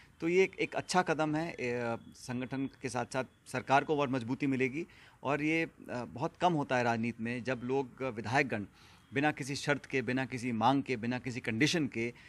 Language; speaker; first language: Hindi; native; Hindi